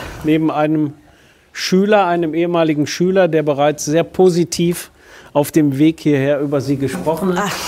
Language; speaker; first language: German; native; German